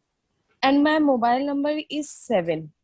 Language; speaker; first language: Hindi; native; Hindi